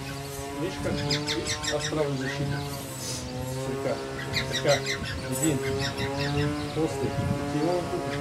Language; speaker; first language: Bulgarian; non-native, learner; Russian